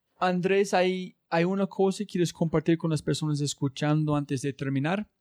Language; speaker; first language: Spanish; non-native, learner; English